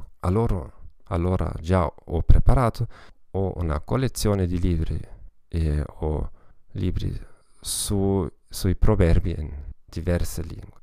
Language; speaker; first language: Italian; non-native, fluent; German